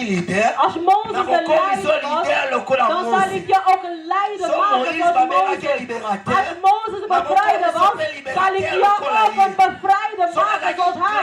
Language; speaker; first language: Dutch; non-native, fluent; Lingala